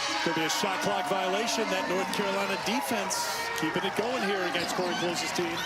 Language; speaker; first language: English; native; English